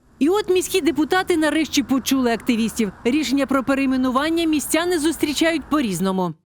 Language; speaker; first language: Ukrainian; native; Ukrainian